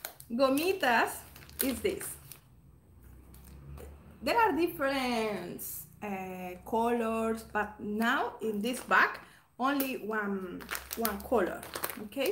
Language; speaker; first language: English; non-native, learner; Spanish